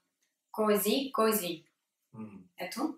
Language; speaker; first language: Italian; non-native, learner; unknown